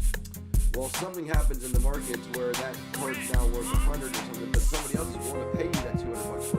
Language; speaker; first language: English; native; English